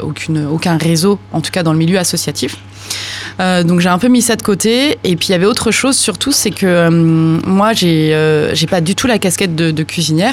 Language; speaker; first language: French; native; French